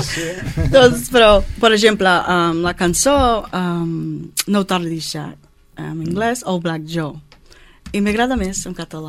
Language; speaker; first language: Catalan; non-native, learner; English